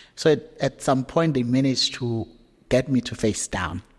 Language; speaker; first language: English; non-native, local second language; Zulu